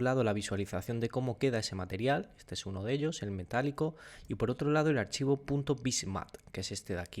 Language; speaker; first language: Spanish; native; Spanish